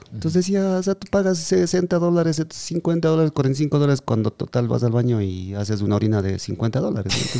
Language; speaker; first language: Spanish; native; Spanish